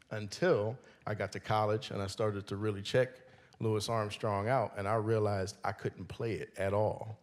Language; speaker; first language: English; native; English